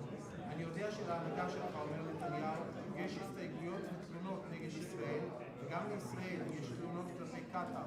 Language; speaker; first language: Hebrew; native; Hebrew